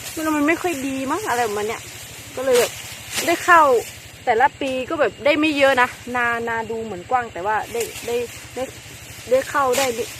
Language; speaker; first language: Thai; non-native, local second language; S'gaw Karen